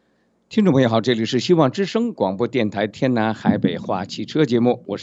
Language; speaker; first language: Chinese; native; Chinese